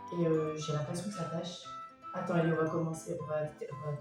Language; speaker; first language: French; native; French